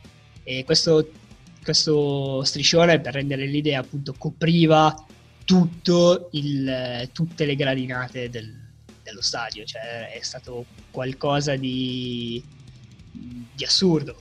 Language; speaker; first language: Italian; native; Italian